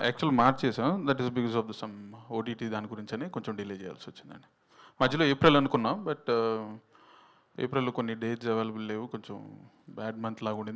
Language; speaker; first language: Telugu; native; Telugu